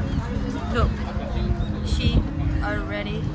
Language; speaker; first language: English; non-native, learner; Korean